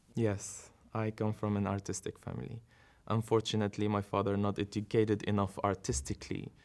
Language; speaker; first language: English; non-native, fluent; Arabic